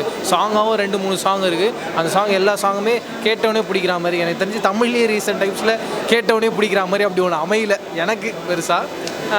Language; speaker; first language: Tamil; native; Tamil